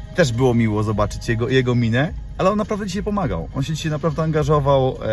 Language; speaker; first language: Polish; native; Polish